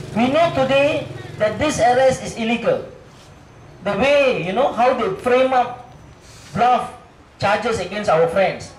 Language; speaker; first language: English; non-native, local second language; Tamil